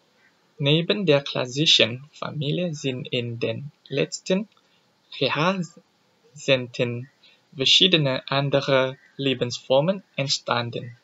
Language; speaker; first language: German; non-native, learner; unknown